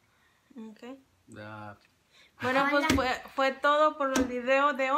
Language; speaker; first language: Spanish; native; Spanish